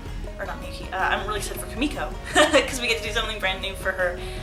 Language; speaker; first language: English; native; English